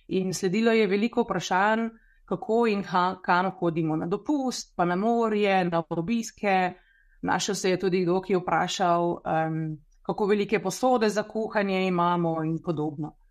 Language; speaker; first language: Slovenian; native; Slovenian